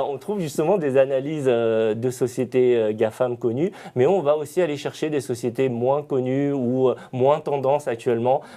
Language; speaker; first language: French; native; French